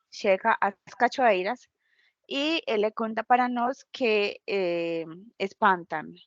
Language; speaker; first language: Portuguese; non-native, learner; Spanish